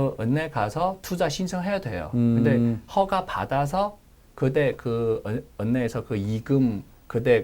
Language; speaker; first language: Korean; non-native, learner; Chinese